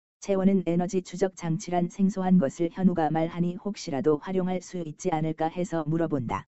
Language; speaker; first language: Korean; native; Korean